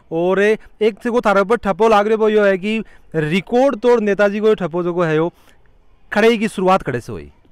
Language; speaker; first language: Hindi; native; Hindi